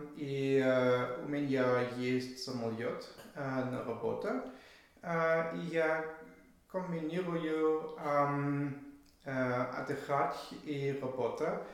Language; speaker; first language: Russian; non-native, learner; German